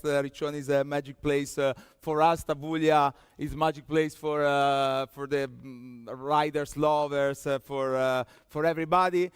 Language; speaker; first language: English; non-native, fluent; Italian